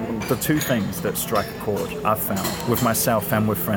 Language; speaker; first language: English; native; English